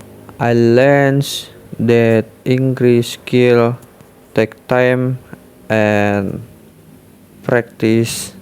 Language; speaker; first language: English; non-native, learner; Indonesian